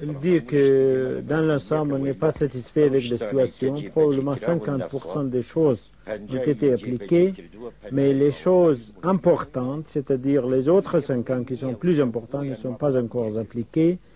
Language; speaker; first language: French; non-native, fluent; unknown